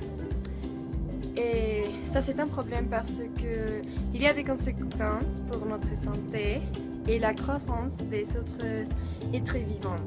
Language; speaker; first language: French; non-native, learner; Spanish